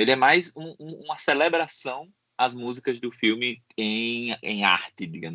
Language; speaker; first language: Portuguese; native; Portuguese